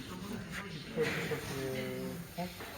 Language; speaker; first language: French; native; French